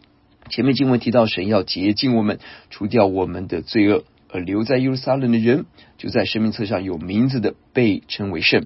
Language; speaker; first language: Chinese; native; Chinese